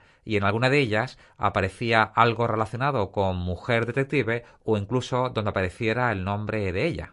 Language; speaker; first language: Spanish; native; Spanish